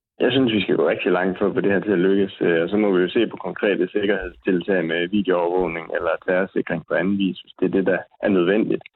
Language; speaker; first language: Danish; native; Danish